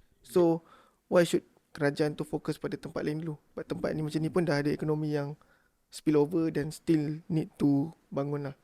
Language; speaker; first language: Malay; native; Malay